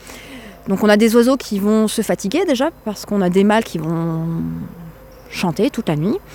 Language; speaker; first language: French; native; French